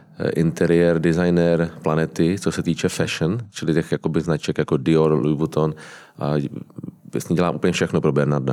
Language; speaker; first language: Czech; native; Czech